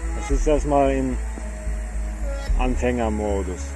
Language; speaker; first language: German; non-native, fluent; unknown